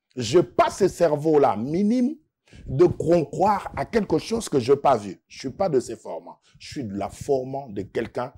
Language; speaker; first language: French; non-native, local second language; Lingala